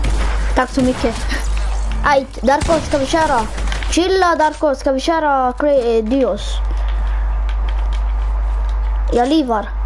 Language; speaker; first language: Swedish; early bilingual, other home language; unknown